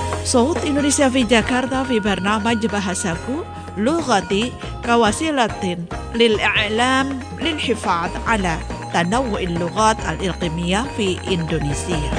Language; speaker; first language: Arabic; non-native, fluent; Indonesian